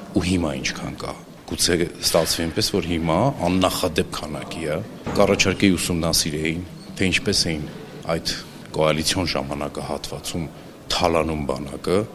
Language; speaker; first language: Armenian; native; Armenian